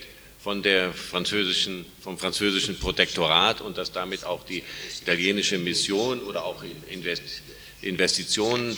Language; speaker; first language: German; native; German